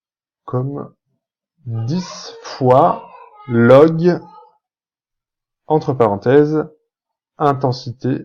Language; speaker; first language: French; native; French